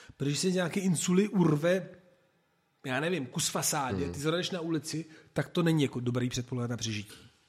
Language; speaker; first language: Czech; non-native, fluent; Italian